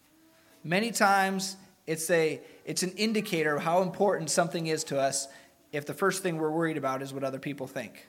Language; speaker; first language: English; native; English